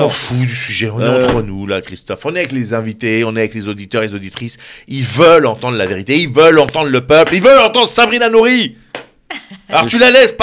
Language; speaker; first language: French; native; French